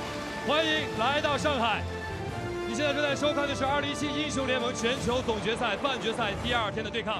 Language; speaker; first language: Chinese; native; Chinese